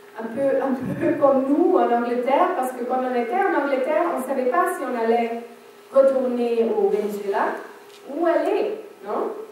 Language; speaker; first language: French; non-native, fluent; German